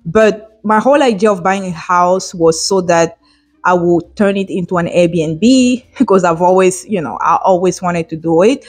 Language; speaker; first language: English; non-native, local second language; French